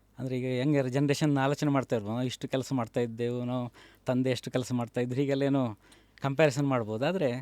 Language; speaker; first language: Kannada; native; Kannada